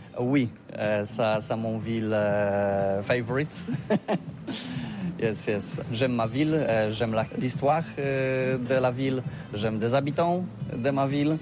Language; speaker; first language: French; non-native, learner; Polish